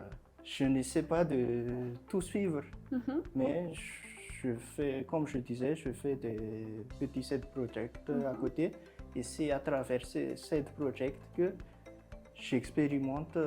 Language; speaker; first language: French; non-native, local second language; Malagasy